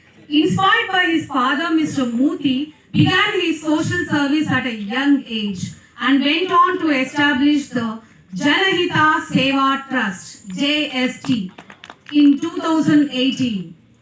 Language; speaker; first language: English; non-native, local second language; Telugu